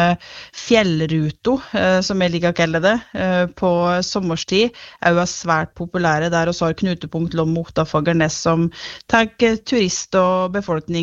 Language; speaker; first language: Norwegian; native; Norwegian